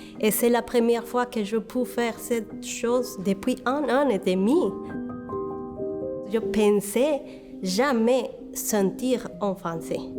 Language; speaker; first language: French; non-native, learner; Spanish